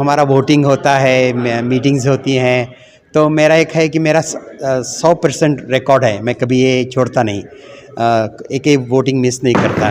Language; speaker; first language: Hindi; non-native, local second language; Marathi